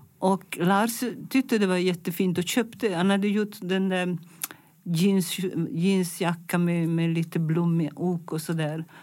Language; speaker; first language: Swedish; non-native, fluent; Italian